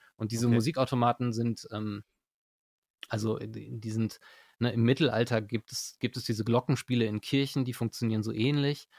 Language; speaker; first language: German; native; German